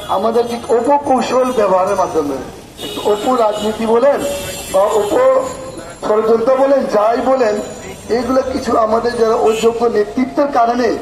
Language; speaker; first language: Bangla; non-native, local second language; Urdu